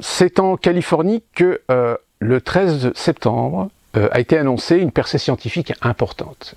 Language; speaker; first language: French; native; French